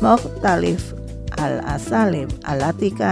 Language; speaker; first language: Arabic; non-native, fluent; Indonesian